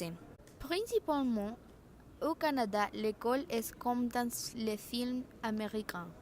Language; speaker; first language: French; non-native, learner; Spanish